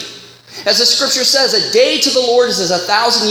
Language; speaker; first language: English; native; English